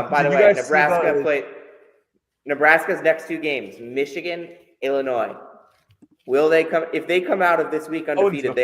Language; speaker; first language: English; native; English